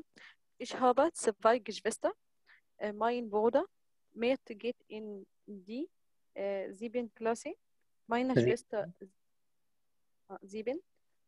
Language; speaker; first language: German; non-native, learner; Arabic